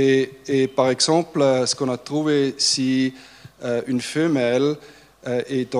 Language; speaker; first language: French; non-native, fluent; German